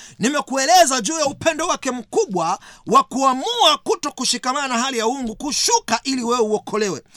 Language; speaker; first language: Swahili; native; Swahili